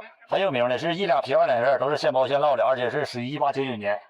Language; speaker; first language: Chinese; native; Chinese